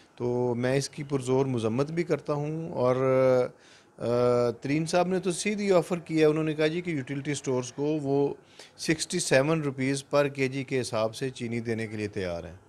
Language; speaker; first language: Urdu; non-native, local second language; Punjabi